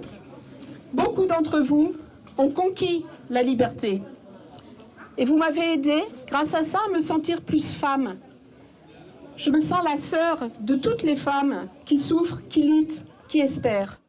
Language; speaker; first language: French; native; French